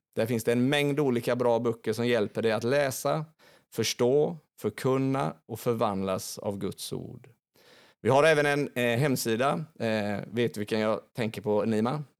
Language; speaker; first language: Swedish; native; Swedish